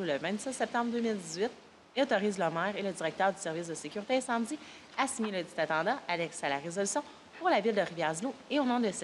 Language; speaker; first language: French; native; French